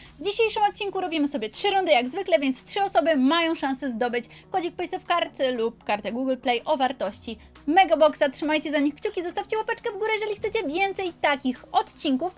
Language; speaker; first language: Polish; native; Polish